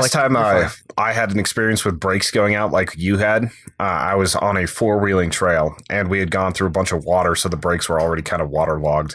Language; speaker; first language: English; native; English